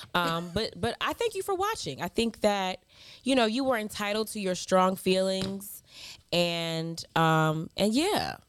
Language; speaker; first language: English; early bilingual, other home language; Yoruba